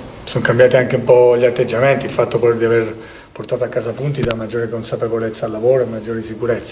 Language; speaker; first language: Italian; native; Italian